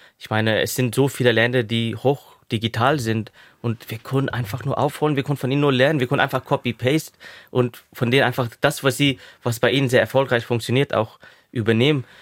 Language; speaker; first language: German; non-native, fluent; Urdu